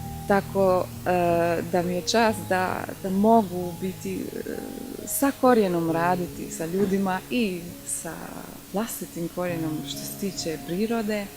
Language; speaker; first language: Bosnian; early bilingual, heritage; Bosnian